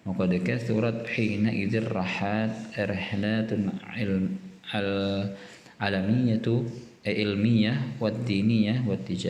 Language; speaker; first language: Arabic; non-native, fluent; Indonesian